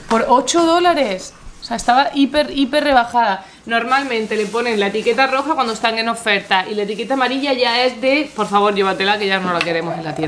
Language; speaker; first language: Spanish; native; Spanish